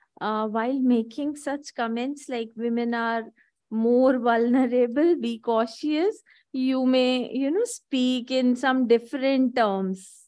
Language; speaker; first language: English; non-native, local second language; Hindi